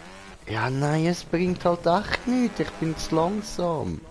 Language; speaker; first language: German; native; German